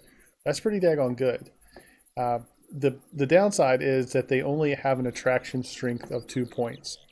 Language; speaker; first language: English; native; English